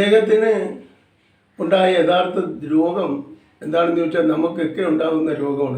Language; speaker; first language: Malayalam; native; Malayalam